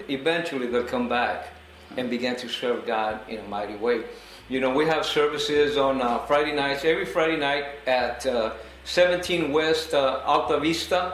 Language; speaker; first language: English; early bilingual, other home language; Spanish